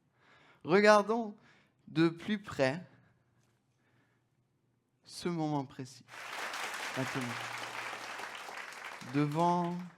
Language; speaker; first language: French; non-native, fluent; German